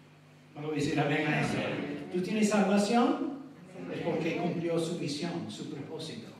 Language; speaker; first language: Spanish; non-native, fluent; English